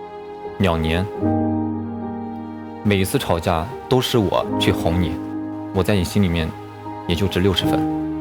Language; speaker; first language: Chinese; native; Chinese